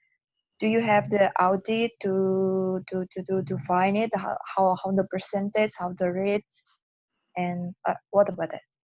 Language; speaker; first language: English; non-native, fluent; Indonesian